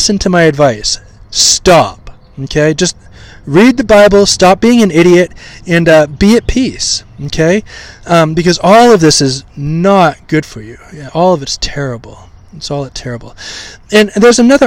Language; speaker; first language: English; native; English